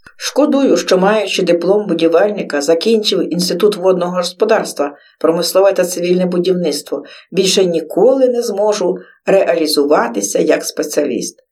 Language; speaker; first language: Ukrainian; native; Ukrainian